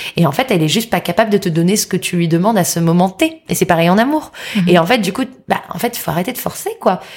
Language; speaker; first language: French; native; French